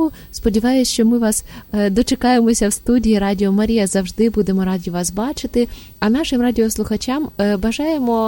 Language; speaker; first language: Ukrainian; native; Ukrainian